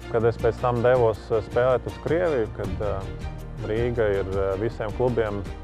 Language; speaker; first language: Latvian; native; Latvian